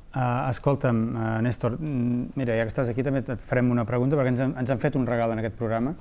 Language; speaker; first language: Catalan; native; Catalan